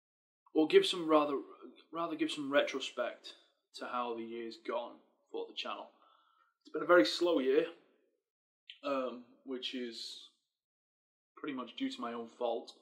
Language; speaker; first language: English; native; English